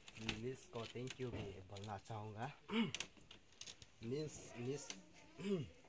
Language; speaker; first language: Hindi; non-native, local second language; Adi